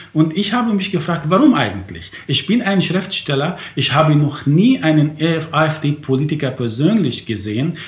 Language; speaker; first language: German; non-native, fluent; Arabic